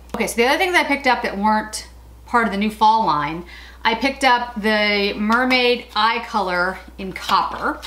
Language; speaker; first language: English; native; English